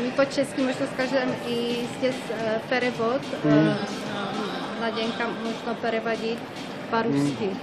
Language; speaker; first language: Russian; non-native, learner; Czech